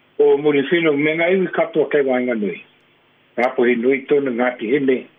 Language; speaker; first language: Māori; non-native, local second language; English